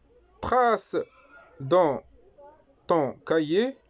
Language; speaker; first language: French; non-native, local second language; Arabic